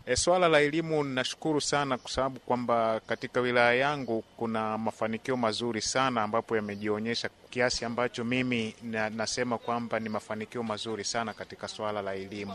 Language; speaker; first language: Swahili; non-native, local second language; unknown